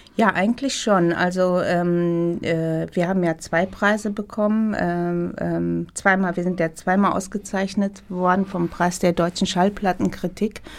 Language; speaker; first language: German; non-native, fluent; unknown